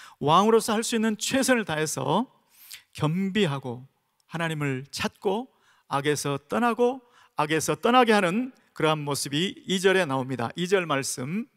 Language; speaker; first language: Korean; native; Korean